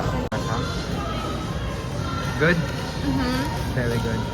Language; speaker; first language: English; non-native, learner; French